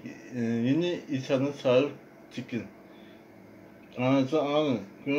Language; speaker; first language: Turkish; non-native, learner; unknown